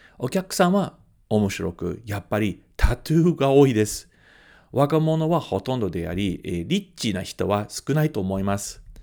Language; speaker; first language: Japanese; early bilingual, heritage; Japanese